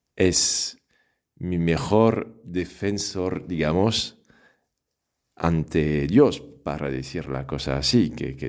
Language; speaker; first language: Spanish; non-native, fluent; French